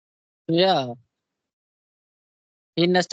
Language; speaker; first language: English; non-native, local second language; Hindi